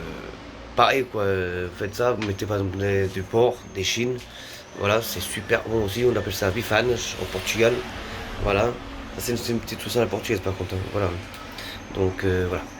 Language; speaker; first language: French; native; French